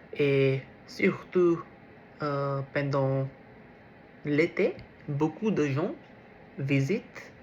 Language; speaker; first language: French; non-native, learner; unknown